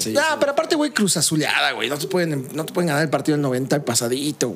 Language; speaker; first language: Spanish; native; Spanish